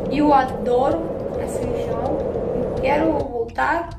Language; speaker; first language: Portuguese; non-native, fluent; Russian